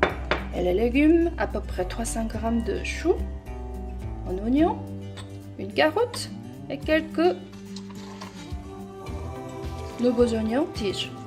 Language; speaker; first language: French; non-native, fluent; Korean